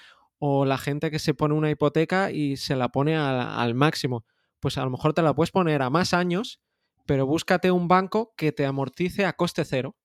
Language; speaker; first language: Spanish; native; Spanish